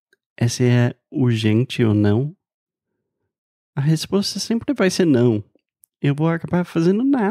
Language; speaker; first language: Portuguese; non-native, fluent; English